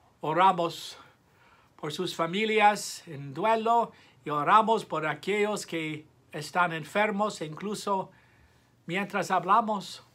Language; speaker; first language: Spanish; non-native, fluent; English